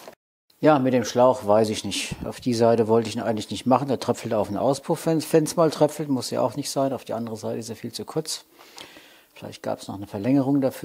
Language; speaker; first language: German; native; German